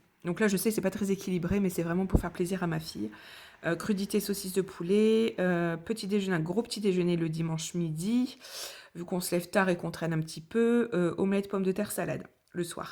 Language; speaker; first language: French; native; French